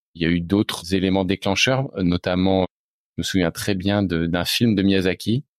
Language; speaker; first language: French; native; French